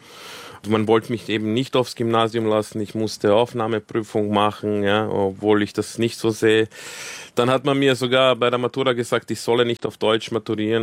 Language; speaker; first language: German; early bilingual, other home language; Croatian